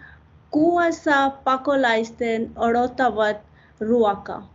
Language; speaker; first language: Finnish; non-native, learner; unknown